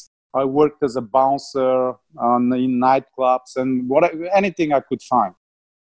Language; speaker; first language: English; non-native, fluent; Bulgarian